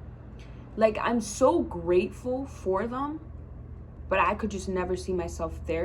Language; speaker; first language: English; native; English